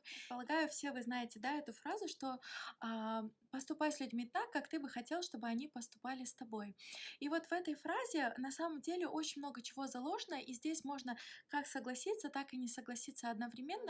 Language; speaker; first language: Russian; native; Russian